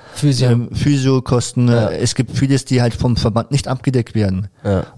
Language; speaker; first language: German; native; German